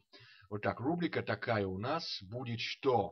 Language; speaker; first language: Russian; non-native, fluent; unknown